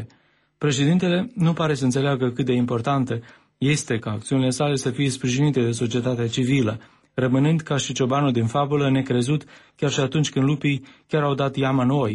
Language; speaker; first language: Romanian; native; Romanian